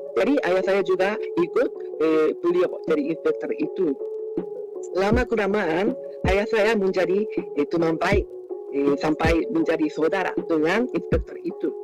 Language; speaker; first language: Malay; non-native, fluent; Japanese